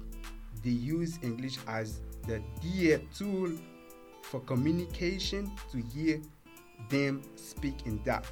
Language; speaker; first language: English; non-native, learner; Haitian Creole